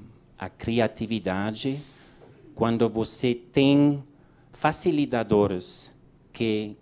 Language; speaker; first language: Portuguese; non-native, learner; English